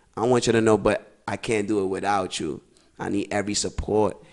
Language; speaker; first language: English; early bilingual, other home language; Spanish